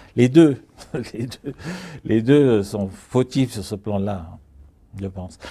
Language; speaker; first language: French; early bilingual, other home language; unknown